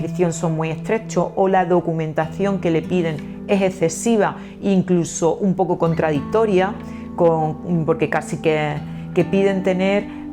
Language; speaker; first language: Spanish; native; Spanish